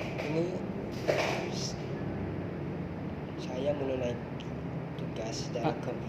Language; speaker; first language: Indonesian; non-native, learner; Malay